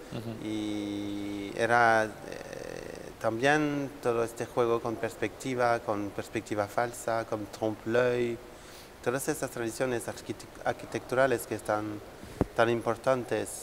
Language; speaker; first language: Spanish; non-native, fluent; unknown